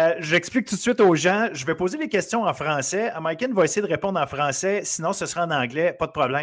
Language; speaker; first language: French; native; French